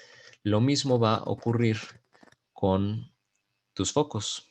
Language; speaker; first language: Spanish; native; Spanish